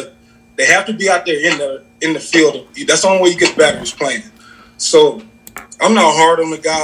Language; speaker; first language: English; native; English